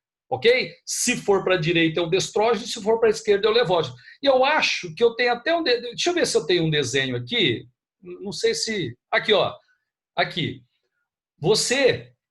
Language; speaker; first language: Portuguese; native; Portuguese